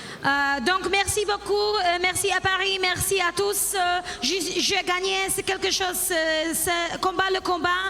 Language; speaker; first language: French; non-native, fluent; Polish